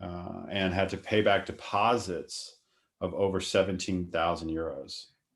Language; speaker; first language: English; native; English